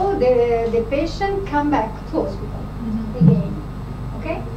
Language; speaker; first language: English; non-native, fluent; Italian